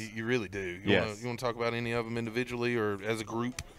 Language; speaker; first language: English; native; English